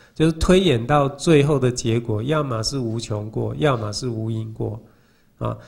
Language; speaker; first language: Chinese; native; Chinese